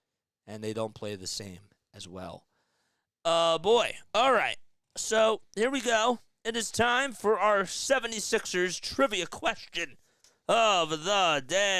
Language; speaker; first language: English; native; English